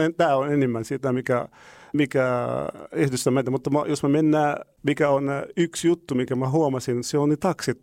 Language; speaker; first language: Finnish; non-native, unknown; Arabic